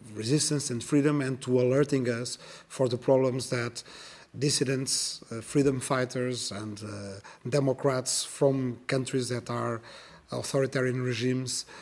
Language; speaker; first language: English; non-native, fluent; Portuguese